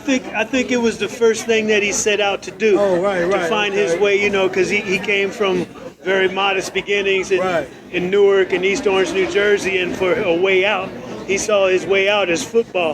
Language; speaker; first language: English; native; English